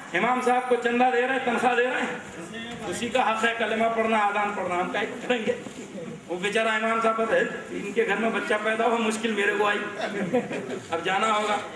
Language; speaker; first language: Urdu; native; Urdu